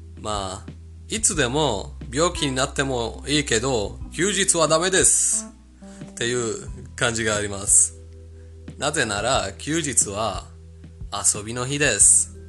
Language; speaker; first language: Japanese; non-native, fluent; Persian